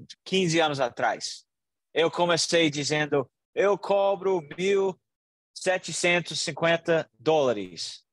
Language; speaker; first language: Portuguese; non-native, learner; English